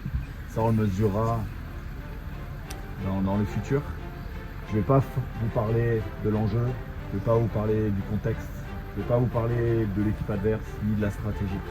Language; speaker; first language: French; native; French